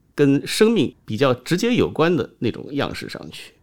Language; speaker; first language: Chinese; non-native, local second language; Wu Chinese